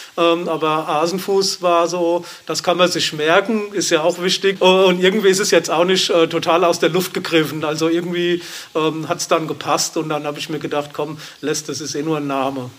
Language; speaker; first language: German; native; German